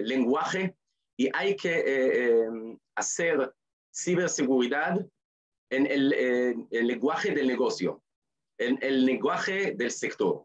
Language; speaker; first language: Spanish; non-native, fluent; Hebrew